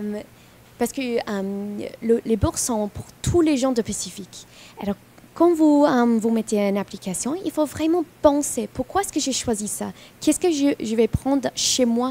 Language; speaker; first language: French; non-native, fluent; English